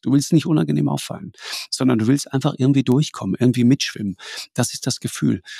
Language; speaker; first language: German; native; German